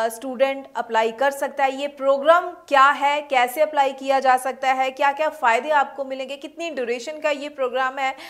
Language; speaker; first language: Hindi; non-native, local second language; Punjabi